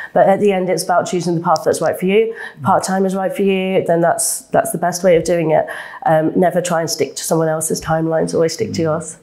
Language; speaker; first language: English; native; English